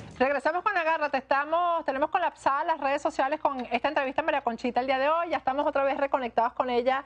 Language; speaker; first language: Spanish; native; Spanish